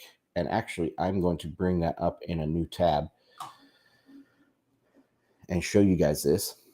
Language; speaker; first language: English; native; English